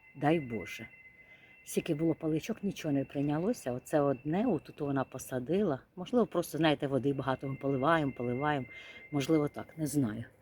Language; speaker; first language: Ukrainian; native; Ukrainian